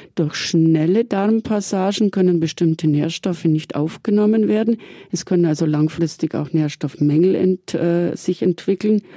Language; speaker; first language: German; native; German